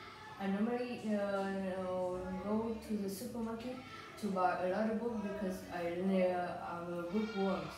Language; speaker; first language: English; non-native, learner; Vietnamese